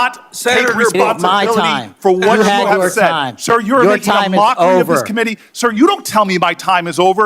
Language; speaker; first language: English; native; English